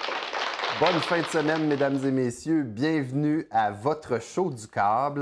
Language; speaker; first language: French; native; French